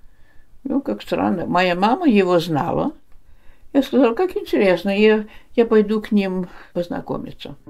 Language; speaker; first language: Russian; early bilingual, heritage; Russian